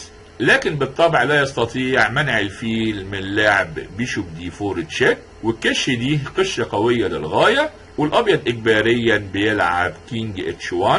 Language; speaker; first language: Arabic; native; Arabic